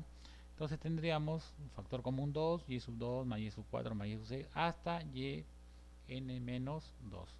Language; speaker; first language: Spanish; native; Spanish